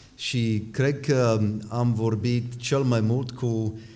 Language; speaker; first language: Romanian; non-native, fluent; English